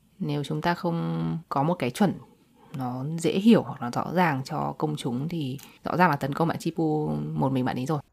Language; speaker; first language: Vietnamese; native; Vietnamese